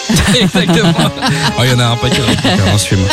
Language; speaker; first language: French; native; French